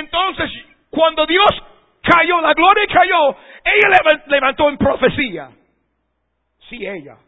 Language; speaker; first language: Spanish; non-native, fluent; English